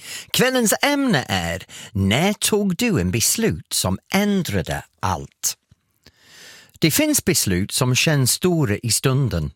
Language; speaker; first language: Swedish; non-native, fluent; English